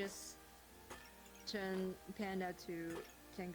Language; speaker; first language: English; non-native, learner; Chinese